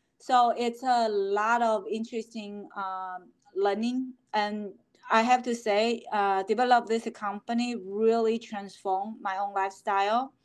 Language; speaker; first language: English; non-native, fluent; Chinese